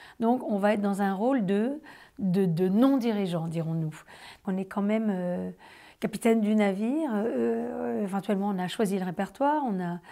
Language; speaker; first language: French; native; French